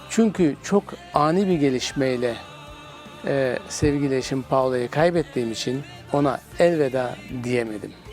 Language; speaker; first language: Turkish; native; Turkish